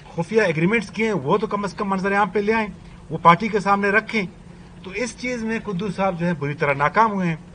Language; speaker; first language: Urdu; non-native, local second language; Baluchi